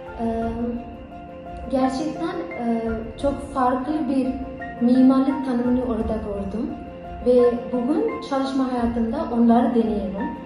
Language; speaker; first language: Turkish; non-native, fluent; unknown